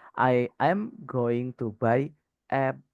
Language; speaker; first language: English; non-native, learner; Indonesian